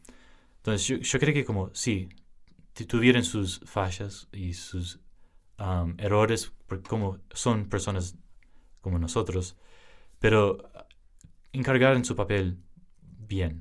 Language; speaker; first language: Spanish; early bilingual, heritage; English